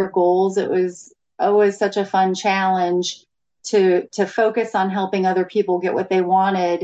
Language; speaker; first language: English; native; English